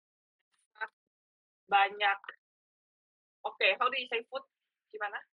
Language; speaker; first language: English; non-native, fluent; Indonesian